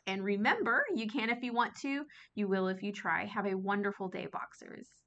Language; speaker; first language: English; native; English